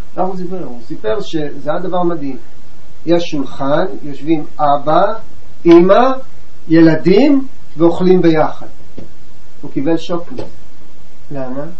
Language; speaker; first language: Hebrew; native; Hebrew